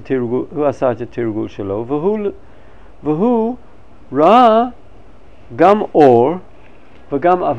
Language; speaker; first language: Hebrew; non-native, fluent; English